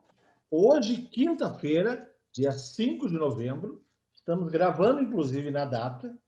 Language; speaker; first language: Portuguese; native; Portuguese